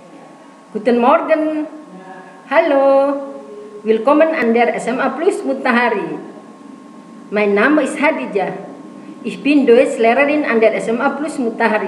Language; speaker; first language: German; non-native, fluent; Indonesian